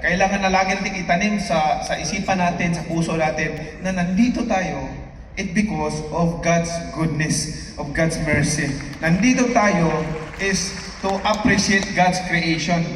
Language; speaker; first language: Filipino; non-native, local second language; Cebuano